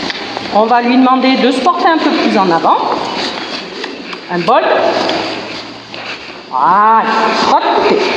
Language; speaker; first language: French; native; French